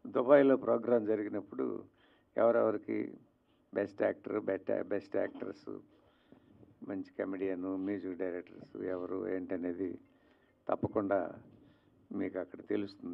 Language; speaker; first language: Telugu; native; Telugu